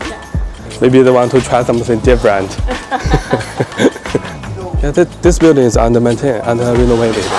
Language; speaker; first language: English; non-native, learner; Chinese